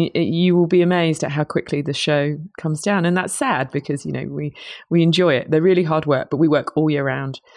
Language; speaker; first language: English; native; English